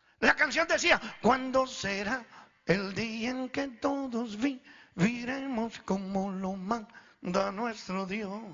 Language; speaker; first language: Spanish; early bilingual, other home language; Italian